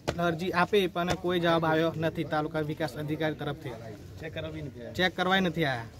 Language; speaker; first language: Gujarati; native; Gujarati